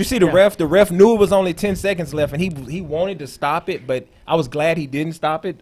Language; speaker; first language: English; native; English